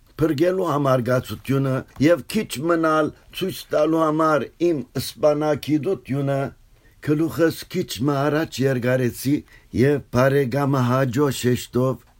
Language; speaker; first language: Armenian; early bilingual, heritage; Armenian